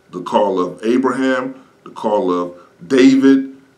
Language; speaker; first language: English; native; English